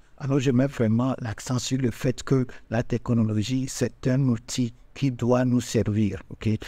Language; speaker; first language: French; non-native, local second language; Ewe